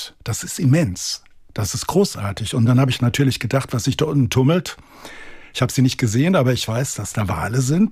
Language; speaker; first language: German; native; German